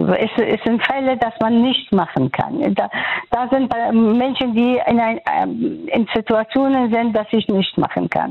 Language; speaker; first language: German; non-native, fluent; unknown